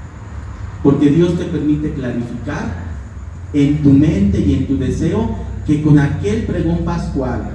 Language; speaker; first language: Spanish; native; Spanish